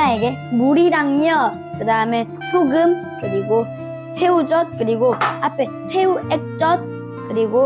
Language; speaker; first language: Korean; early bilingual, other home language; Sinhala